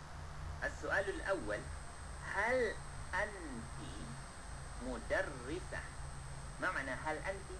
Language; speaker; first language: Arabic; non-native, fluent; Malay